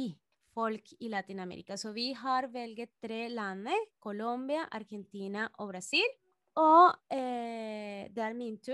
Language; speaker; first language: Norwegian; non-native, fluent; Spanish